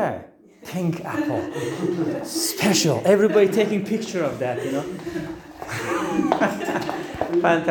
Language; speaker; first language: English; non-native, fluent; Turkish